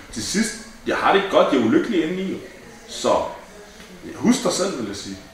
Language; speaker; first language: Danish; early bilingual, other home language; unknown